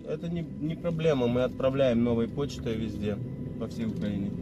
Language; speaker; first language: Russian; native; Russian